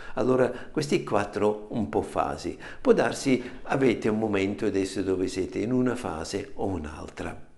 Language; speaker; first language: Italian; non-native, fluent; German